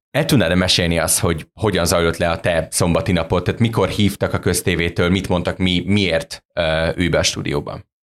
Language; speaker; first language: Hungarian; native; Hungarian